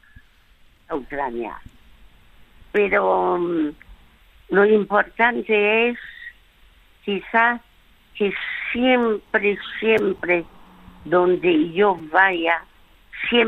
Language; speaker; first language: Spanish; early bilingual, other home language; French